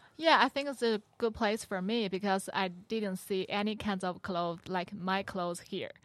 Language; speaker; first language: English; non-native, learner; Chinese